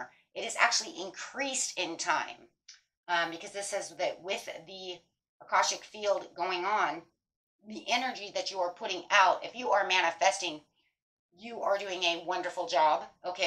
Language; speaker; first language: English; native; English